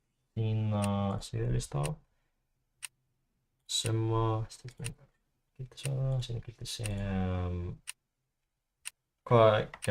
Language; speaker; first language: Icelandic; non-native, learner; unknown